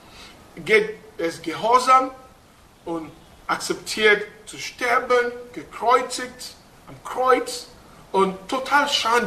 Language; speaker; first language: German; non-native, fluent; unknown